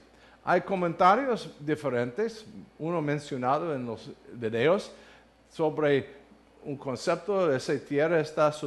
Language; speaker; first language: Spanish; non-native, learner; English